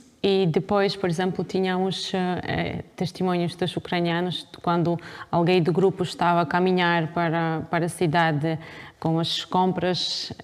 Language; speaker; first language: Portuguese; non-native, fluent; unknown